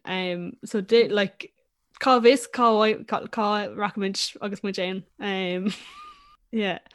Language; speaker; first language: Irish; non-native, local second language; English